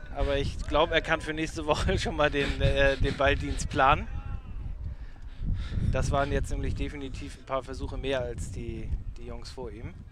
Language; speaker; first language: German; native; German